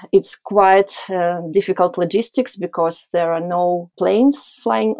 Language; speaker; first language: English; non-native, fluent; Ukrainian